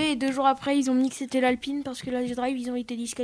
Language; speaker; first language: French; native; French